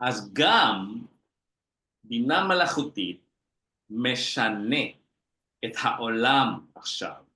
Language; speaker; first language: Hebrew; non-native, fluent; Indonesian